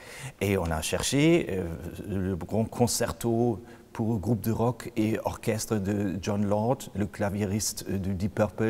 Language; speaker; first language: French; non-native, fluent; German